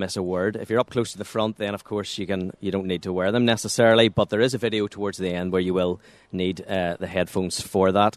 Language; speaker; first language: English; native; English